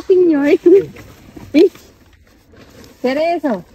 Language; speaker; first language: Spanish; non-native, learner; Filipino